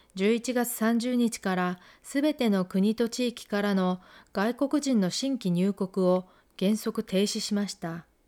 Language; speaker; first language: Japanese; non-native, fluent; Korean